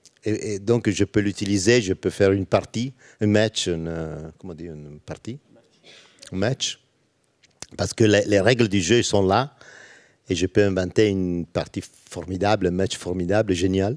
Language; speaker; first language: French; non-native, learner; Italian